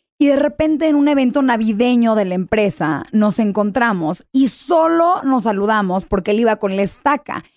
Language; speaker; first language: Spanish; early bilingual, heritage; English